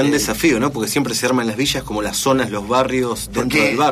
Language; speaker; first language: Spanish; native; Spanish